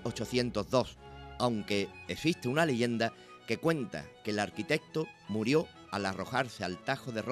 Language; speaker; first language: Spanish; native; Spanish